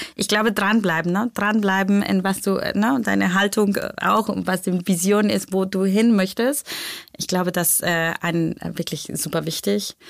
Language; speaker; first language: German; non-native, fluent; Spanish